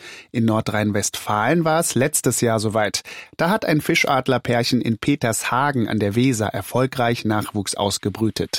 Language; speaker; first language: German; native; German